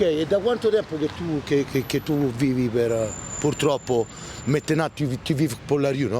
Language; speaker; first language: Italian; native; Italian